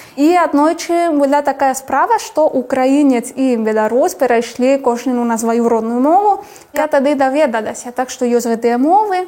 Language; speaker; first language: Belarusian; non-native, fluent; Spanish